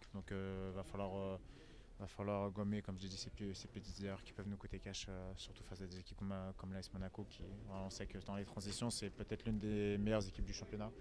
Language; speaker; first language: French; native; French